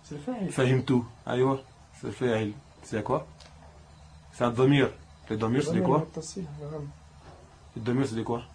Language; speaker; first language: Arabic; non-native, fluent; French